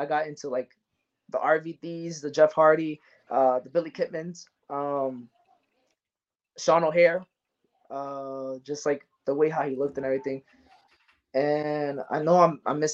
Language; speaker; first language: English; native; English